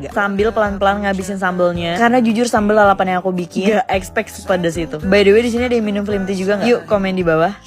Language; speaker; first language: Indonesian; native; Indonesian